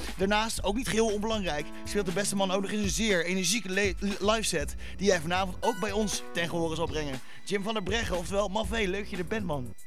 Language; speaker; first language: Dutch; native; Dutch